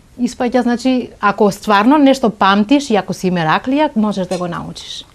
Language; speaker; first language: Macedonian; non-native, local second language; Romany